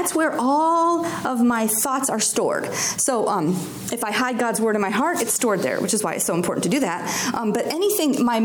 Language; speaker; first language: English; native; English